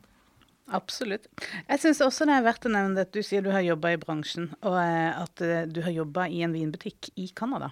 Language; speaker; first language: Norwegian; native; Norwegian